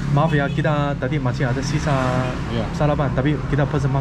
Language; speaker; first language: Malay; non-native, fluent; Chinese